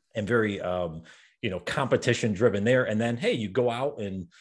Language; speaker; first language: English; native; English